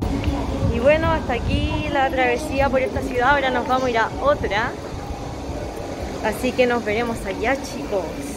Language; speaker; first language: Spanish; native; Spanish